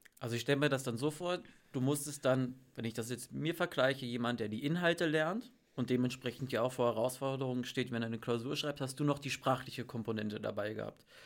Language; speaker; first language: German; native; German